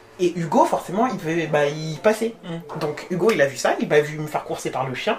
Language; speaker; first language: French; native; French